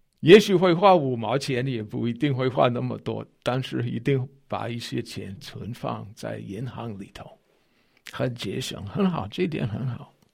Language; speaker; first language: Chinese; non-native, fluent; English